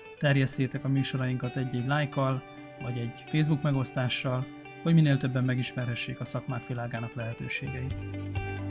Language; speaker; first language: Hungarian; native; Hungarian